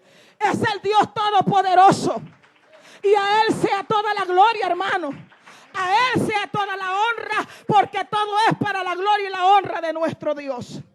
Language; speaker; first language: Spanish; native; Spanish